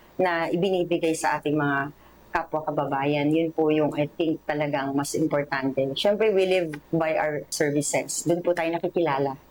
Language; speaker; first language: Filipino; native; Filipino